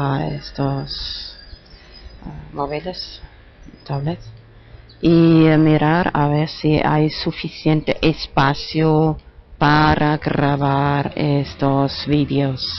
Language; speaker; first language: Spanish; non-native, fluent; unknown